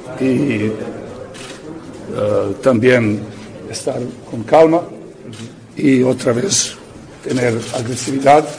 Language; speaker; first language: Spanish; non-native, learner; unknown